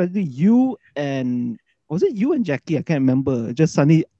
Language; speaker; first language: English; native; English